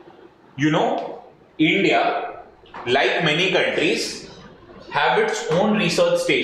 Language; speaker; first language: English; non-native, local second language; Hindi